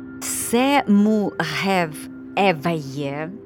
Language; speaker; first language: French; non-native, learner; Ukrainian